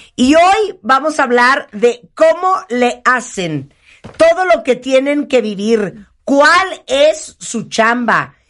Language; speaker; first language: Spanish; native; Spanish